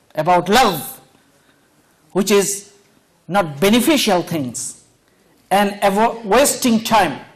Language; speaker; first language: English; non-native, local second language; Bangla